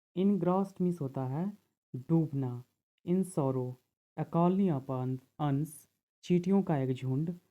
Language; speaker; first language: Hindi; native; Hindi